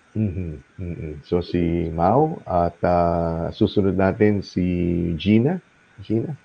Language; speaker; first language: Filipino; non-native, local second language; Cebuano